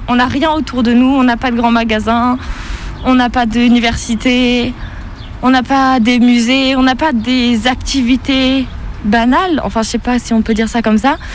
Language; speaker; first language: French; native; French